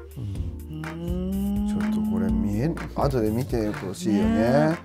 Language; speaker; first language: Japanese; native; Japanese